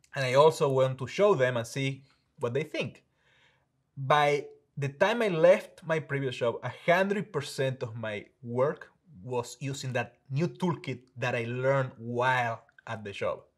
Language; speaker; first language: English; non-native, fluent; Spanish